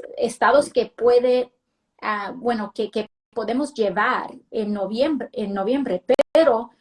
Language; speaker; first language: Spanish; early bilingual, heritage; Spanish